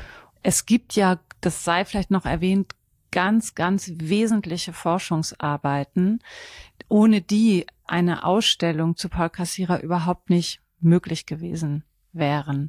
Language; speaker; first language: German; native; German